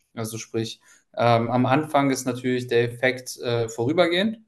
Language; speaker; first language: German; early bilingual, other home language; Ukrainian